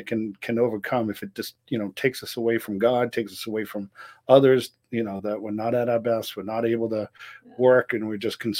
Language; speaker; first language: English; native; English